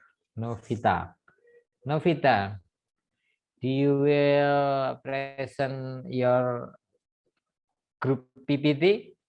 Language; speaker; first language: English; non-native, fluent; Indonesian